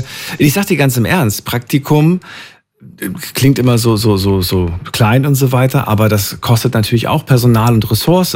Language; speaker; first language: German; native; German